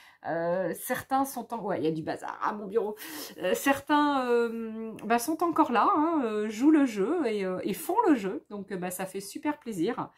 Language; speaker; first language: French; native; French